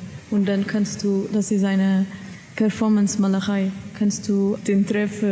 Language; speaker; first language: German; non-native, learner; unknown